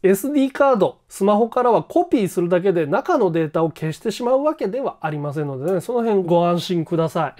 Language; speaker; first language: Japanese; native; Japanese